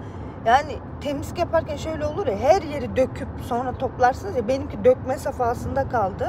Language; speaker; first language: Turkish; native; Turkish